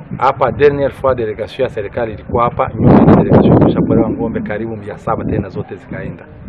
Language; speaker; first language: Swahili; non-native, local second language; Kinyarwanda